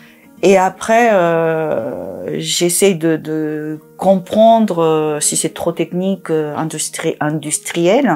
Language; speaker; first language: French; non-native, fluent; Japanese